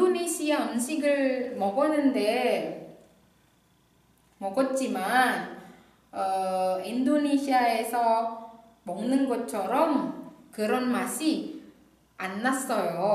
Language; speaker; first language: Korean; non-native, fluent; Indonesian